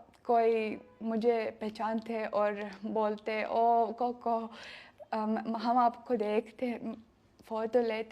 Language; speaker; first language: Hindi; non-native, fluent; Russian